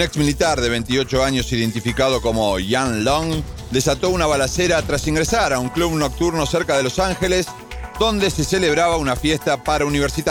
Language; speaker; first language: Spanish; native; Spanish